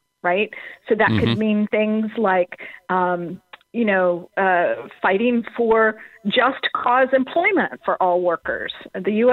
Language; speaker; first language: English; native; English